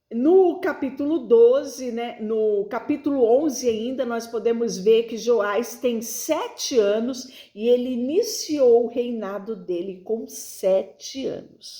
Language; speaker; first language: Portuguese; native; Portuguese